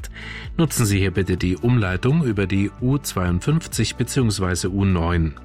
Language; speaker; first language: German; native; German